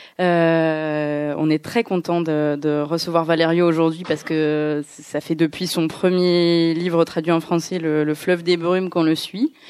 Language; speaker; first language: French; native; French